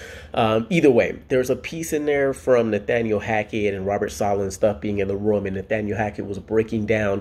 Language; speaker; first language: English; native; English